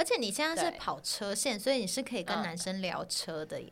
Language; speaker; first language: Chinese; native; Chinese